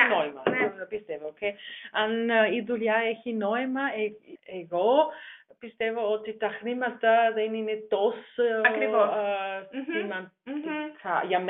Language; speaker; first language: Greek; non-native, learner; German